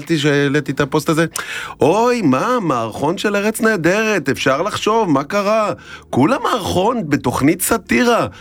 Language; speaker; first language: Hebrew; native; Hebrew